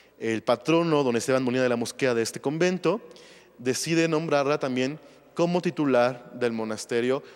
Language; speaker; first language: Spanish; native; Spanish